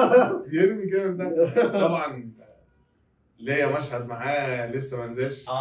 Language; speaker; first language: Arabic; native; Arabic